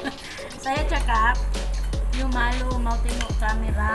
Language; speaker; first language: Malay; non-native, learner; Filipino